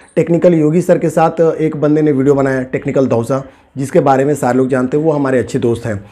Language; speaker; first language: Hindi; native; Hindi